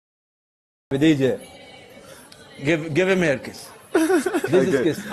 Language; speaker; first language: English; non-native, learner; Arabic